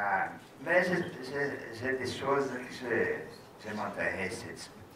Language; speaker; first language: French; non-native, fluent; Portuguese